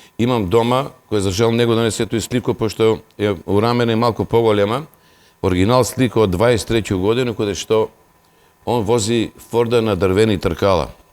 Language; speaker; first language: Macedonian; native; Macedonian